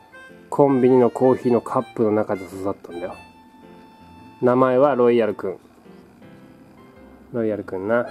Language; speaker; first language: Japanese; native; Japanese